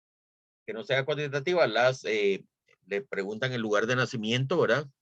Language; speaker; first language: Spanish; native; Spanish